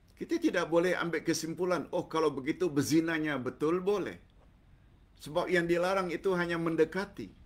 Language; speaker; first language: Malay; native; Malay